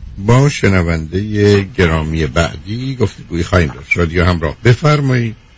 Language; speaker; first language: Persian; native; Persian